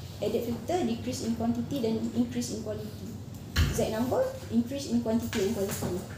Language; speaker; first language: English; non-native, local second language; Malay